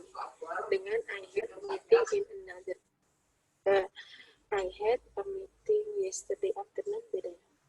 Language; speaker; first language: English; non-native, learner; Indonesian